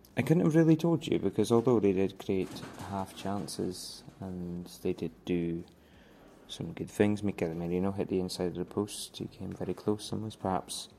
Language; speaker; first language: English; native; English